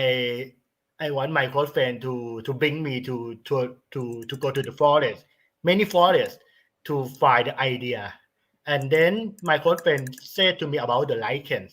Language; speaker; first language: English; non-native, learner; Thai